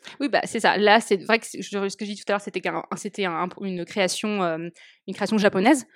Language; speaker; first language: French; native; French